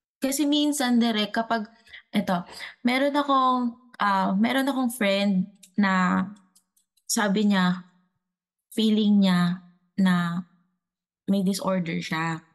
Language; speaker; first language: Filipino; non-native, local second language; Cebuano